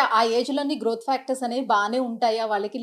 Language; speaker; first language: Telugu; native; Telugu